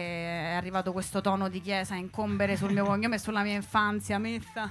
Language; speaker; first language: Italian; native; Italian